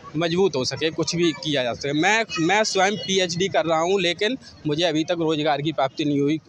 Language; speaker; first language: Hindi; native; Hindi